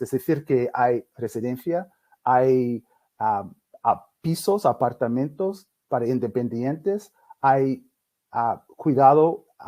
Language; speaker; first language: Spanish; non-native, fluent; English